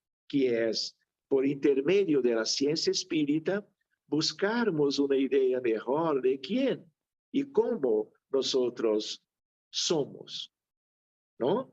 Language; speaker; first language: Spanish; non-native, fluent; Portuguese